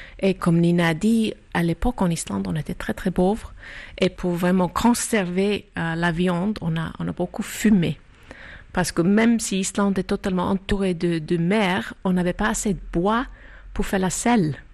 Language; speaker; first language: French; non-native, fluent; Icelandic